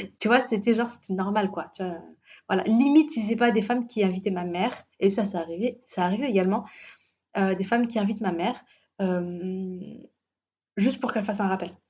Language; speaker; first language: French; early bilingual, other home language; Arabic